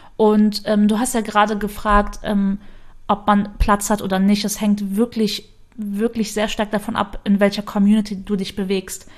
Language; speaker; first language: German; early bilingual, other home language; Kurdish